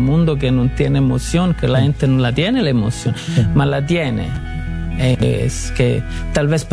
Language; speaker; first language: Spanish; non-native, learner; Italian